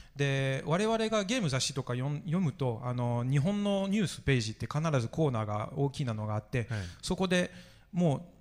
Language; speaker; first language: Japanese; non-native, fluent; French